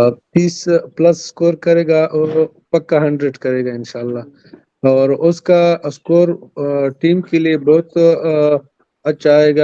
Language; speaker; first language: Hindi; non-native, fluent; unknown